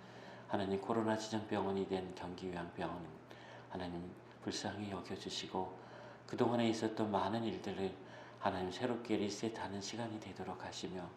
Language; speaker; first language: Korean; native; Korean